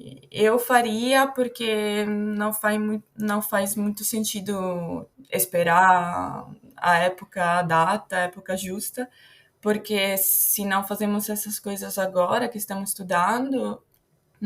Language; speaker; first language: Portuguese; non-native, fluent; Italian